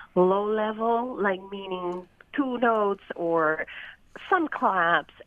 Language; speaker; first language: English; non-native, fluent; Italian